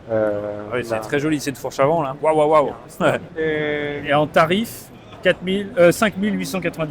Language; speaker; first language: French; native; French